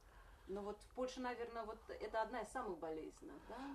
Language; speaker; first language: Russian; native; Russian